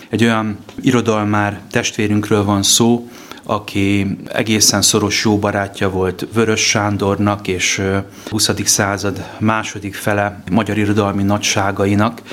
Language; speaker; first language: Hungarian; native; Hungarian